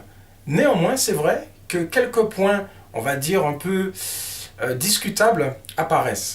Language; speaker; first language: French; native; French